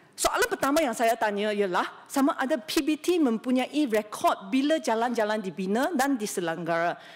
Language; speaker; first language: Malay; non-native, local second language; Chinese